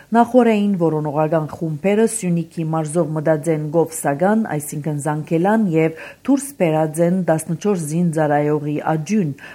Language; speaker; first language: Armenian; early bilingual, heritage; Armenian